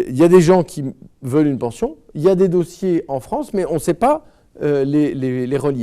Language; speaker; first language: French; native; French